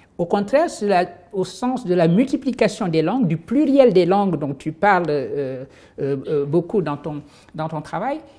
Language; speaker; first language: French; non-native, local second language; Wolof